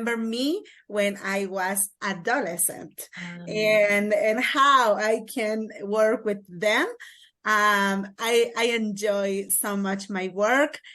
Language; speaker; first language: English; non-native, learner; Kaqchikel